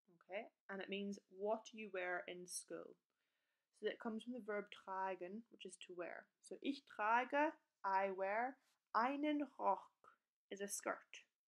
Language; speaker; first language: English; native; English